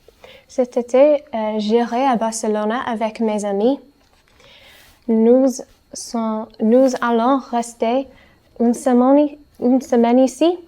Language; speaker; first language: French; non-native, learner; English